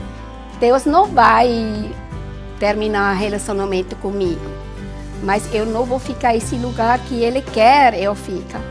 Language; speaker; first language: Portuguese; non-native, learner; German